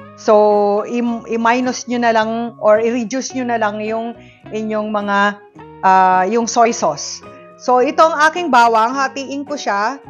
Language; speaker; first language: Filipino; non-native, local second language; Iloko